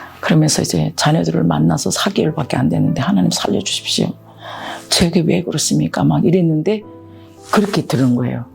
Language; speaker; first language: Korean; native; Korean